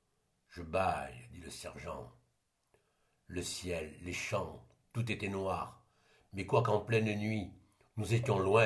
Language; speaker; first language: French; native; French